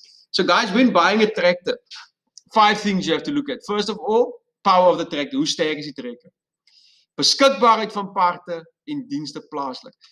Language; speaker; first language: English; non-native, local second language; Afrikaans